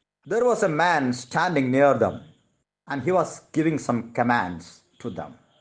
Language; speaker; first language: English; non-native, local second language; Malayalam